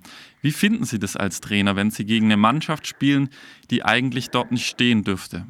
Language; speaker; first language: German; native; German